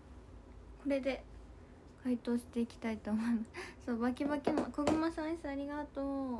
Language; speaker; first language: Japanese; native; Japanese